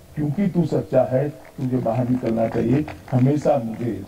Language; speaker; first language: Hindi; non-native, local second language; Gujarati